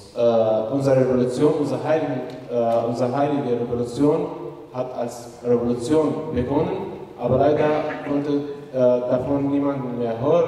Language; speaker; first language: German; non-native, fluent; Arabic